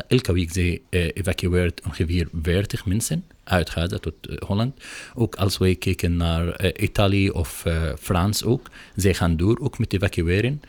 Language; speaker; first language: Dutch; non-native, learner; Arabic